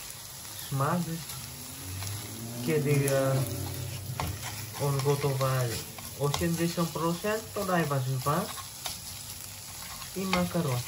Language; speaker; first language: Polish; non-native, learner; Vietnamese